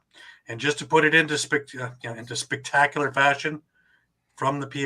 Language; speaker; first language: English; native; English